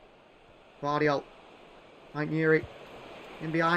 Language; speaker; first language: English; native; English